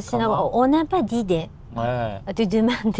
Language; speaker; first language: French; non-native, learner; Japanese